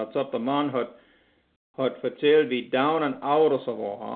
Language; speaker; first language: German; early bilingual, heritage; Pennsylvania German